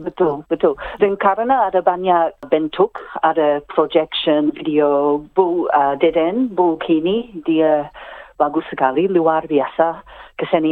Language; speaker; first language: Indonesian; non-native, fluent; English